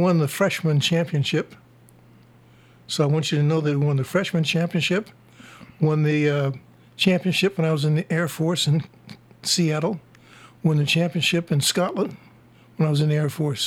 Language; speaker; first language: English; native; English